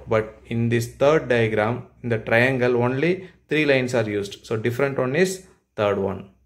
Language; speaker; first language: English; non-native, local second language; Tamil